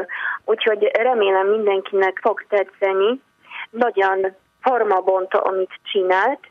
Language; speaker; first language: Hungarian; non-native, fluent; Polish